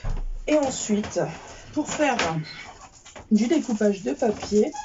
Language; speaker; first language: French; native; French